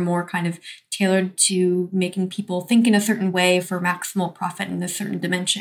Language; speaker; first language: English; native; English